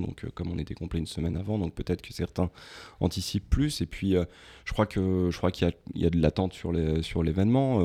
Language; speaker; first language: French; native; French